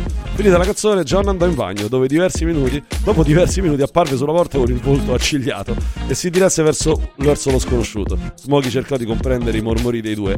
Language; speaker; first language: Italian; native; Italian